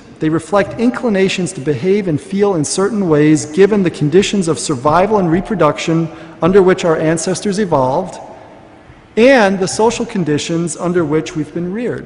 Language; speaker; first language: English; native; English